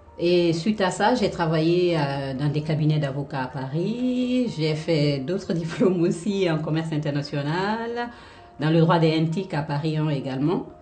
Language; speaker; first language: French; non-native, local second language; Fula